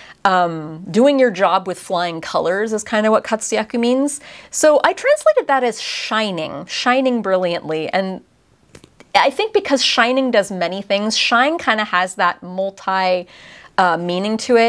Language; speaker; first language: English; native; English